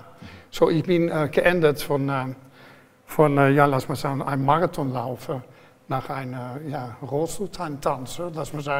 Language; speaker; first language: German; non-native, fluent; Dutch